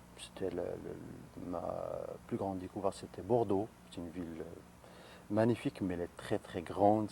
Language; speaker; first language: French; non-native, local second language; Arabic